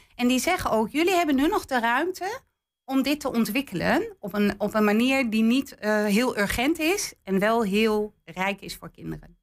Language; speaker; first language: Dutch; native; Dutch